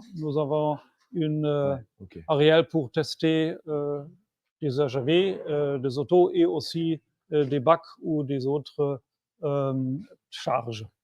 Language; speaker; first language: French; non-native, fluent; German